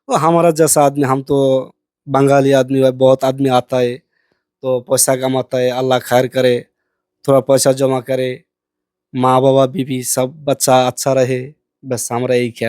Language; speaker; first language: Hindi; non-native, learner; Bangla